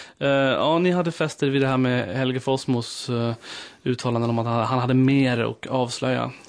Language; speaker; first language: Swedish; native; Swedish